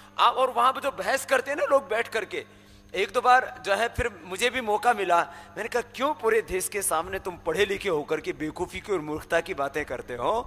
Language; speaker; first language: Hindi; native; Hindi